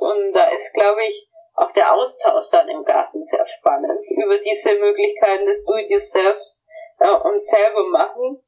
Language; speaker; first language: German; native; German